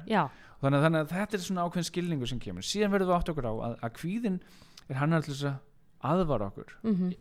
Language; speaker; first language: Icelandic; native; Icelandic